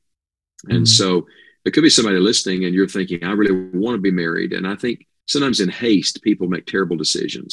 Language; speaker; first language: English; native; English